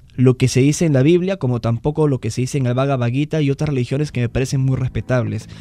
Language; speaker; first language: Spanish; native; Spanish